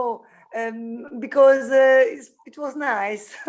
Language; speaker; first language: English; non-native, learner; Italian